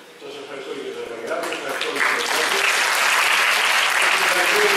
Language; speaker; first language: Greek; native; Greek